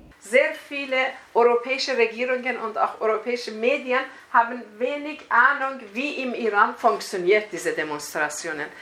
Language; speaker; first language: German; non-native, fluent; Persian